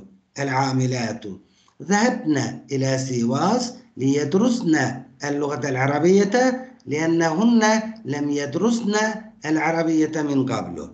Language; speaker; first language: Arabic; non-native, fluent; Turkish